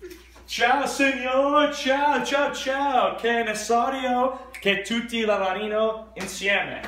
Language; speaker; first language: Italian; non-native, learner; English